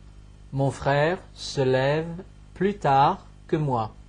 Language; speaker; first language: French; non-native, fluent; Chinese